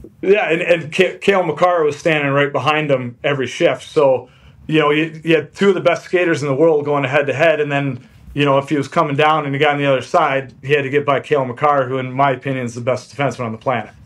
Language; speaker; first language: English; native; English